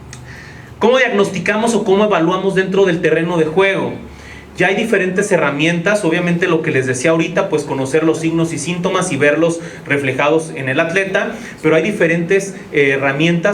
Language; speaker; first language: Spanish; native; Spanish